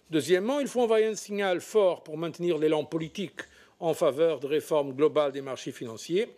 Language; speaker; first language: French; non-native, fluent; Portuguese